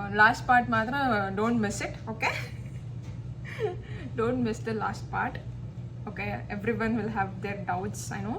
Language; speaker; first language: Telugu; non-native, local second language; Kannada